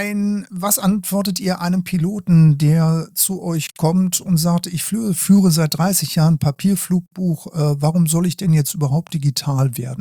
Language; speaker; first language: German; native; German